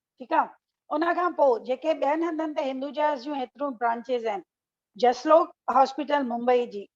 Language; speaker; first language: Sindhi; early bilingual, heritage; Sindhi